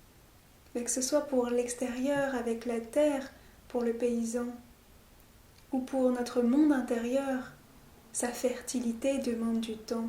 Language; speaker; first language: French; native; French